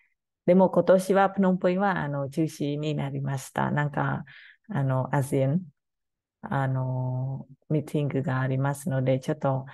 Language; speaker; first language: Japanese; non-native, learner; Khmer